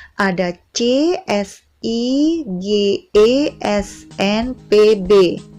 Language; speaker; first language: Indonesian; non-native, local second language; Javanese